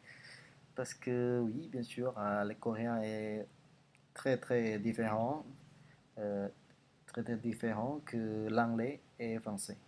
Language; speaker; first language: French; non-native, learner; Indonesian